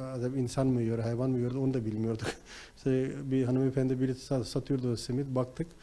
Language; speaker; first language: Turkish; non-native, fluent; Nepali